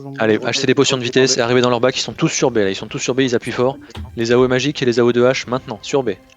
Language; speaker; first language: French; native; French